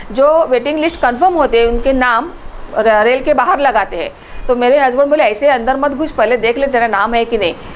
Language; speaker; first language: Hindi; non-native, local second language; Marathi